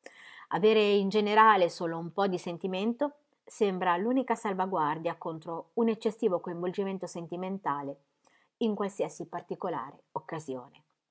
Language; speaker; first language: Italian; native; Italian